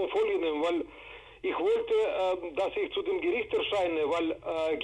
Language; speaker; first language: German; non-native, fluent; Russian